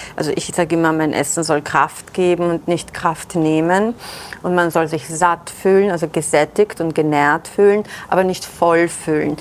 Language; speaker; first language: German; early bilingual, other home language; Persian